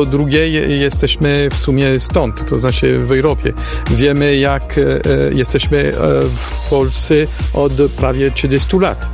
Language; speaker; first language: Polish; non-native, fluent; French